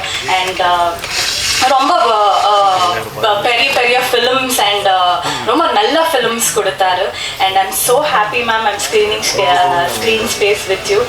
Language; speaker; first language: Tamil; non-native, learner; Kannada